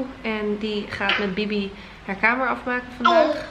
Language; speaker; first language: Dutch; native; Dutch